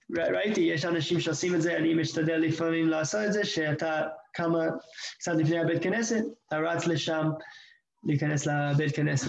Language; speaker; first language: Hebrew; non-native, fluent; English